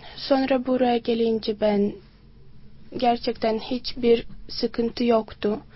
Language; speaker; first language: Turkish; non-native, learner; Swati